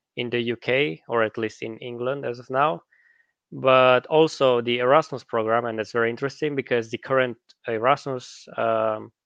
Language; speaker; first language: English; non-native, fluent; Romanian